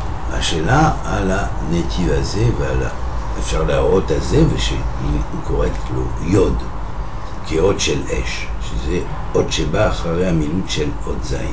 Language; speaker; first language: Hebrew; non-native, fluent; French